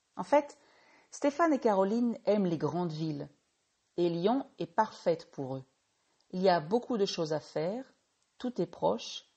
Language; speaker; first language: French; native; French